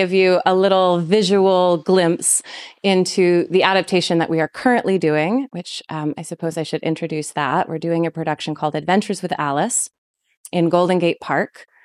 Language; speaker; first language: English; native; English